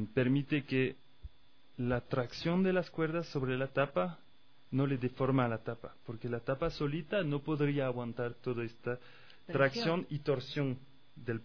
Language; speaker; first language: Spanish; non-native, fluent; French